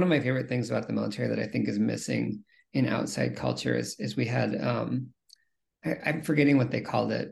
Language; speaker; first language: English; native; English